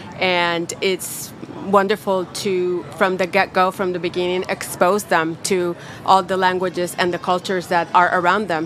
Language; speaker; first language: English; non-native, local second language; Spanish